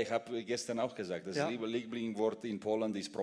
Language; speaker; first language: German; non-native, fluent; Russian